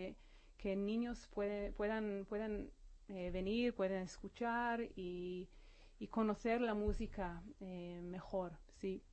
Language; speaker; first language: Spanish; non-native, fluent; Hebrew